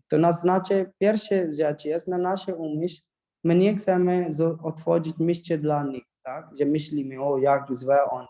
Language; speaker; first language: Polish; non-native, learner; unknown